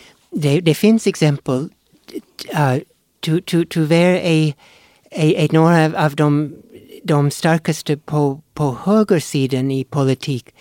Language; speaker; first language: Swedish; non-native, fluent; English